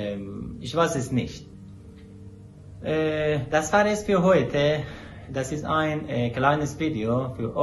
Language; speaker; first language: German; non-native, learner; Persian